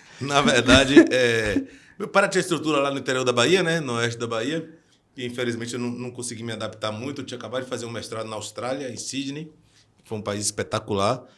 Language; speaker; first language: Portuguese; early bilingual, heritage; Portuguese